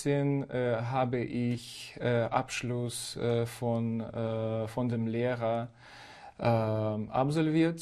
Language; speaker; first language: German; non-native, fluent; Ukrainian